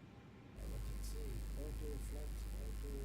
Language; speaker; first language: English; non-native, learner; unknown